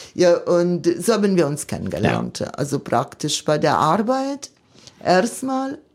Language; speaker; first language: German; non-native, fluent; Italian